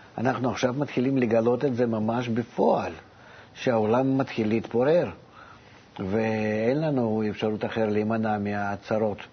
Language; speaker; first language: Hebrew; non-native, fluent; Russian